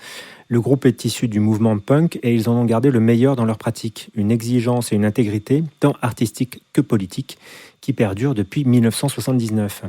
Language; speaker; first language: French; native; French